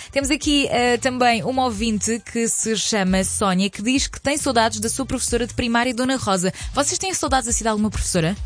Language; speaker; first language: Portuguese; early bilingual, other home language; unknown